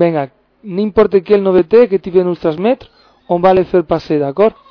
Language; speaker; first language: French; non-native, fluent; Spanish